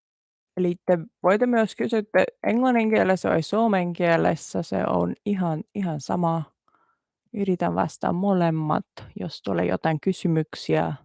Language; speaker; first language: Finnish; non-native, learner; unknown